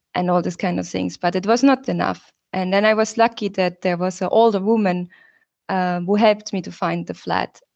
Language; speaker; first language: English; non-native, fluent; German